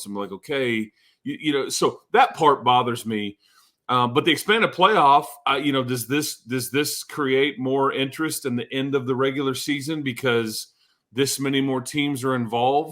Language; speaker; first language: English; native; English